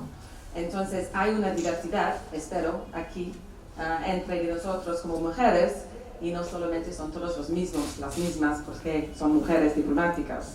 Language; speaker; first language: Spanish; non-native, fluent; English